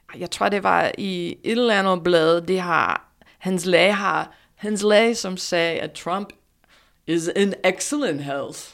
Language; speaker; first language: Danish; non-native, fluent; English